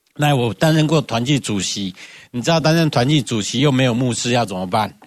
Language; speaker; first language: Chinese; non-native, local second language; Hakka Chinese